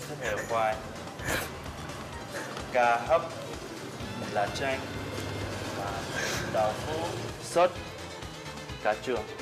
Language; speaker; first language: Vietnamese; non-native, learner; English